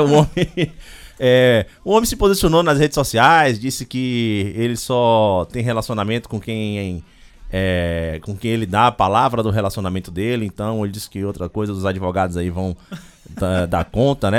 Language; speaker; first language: Portuguese; native; Portuguese